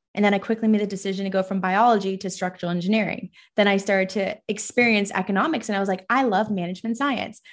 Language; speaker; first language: English; early bilingual, other home language; Persian